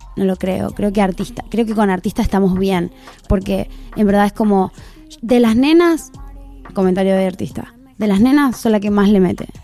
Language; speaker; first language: Spanish; native; Spanish